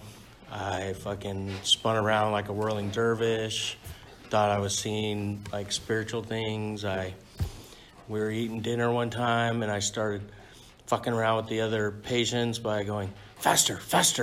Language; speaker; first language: English; native; English